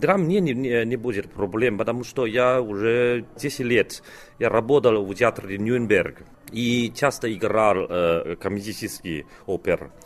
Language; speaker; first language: Russian; non-native, learner; Chinese